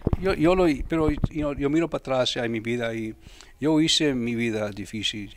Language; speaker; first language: Spanish; early bilingual, heritage; Spanish